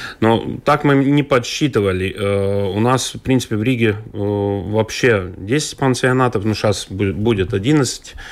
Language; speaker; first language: Russian; non-native, local second language; Latvian